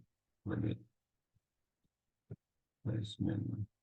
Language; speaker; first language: English; non-native, learner; Indonesian